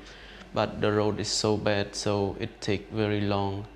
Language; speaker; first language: English; non-native, learner; Khmer